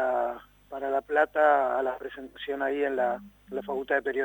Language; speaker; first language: Spanish; native; Spanish